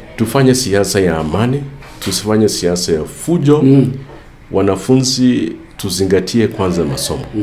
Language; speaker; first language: Swahili; non-native, local second language; Kalenjin